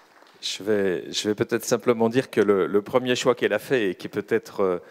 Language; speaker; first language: French; native; French